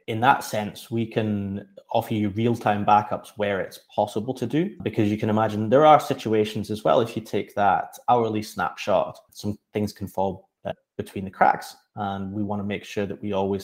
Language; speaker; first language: English; native; English